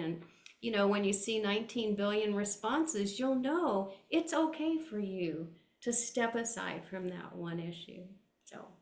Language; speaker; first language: English; native; English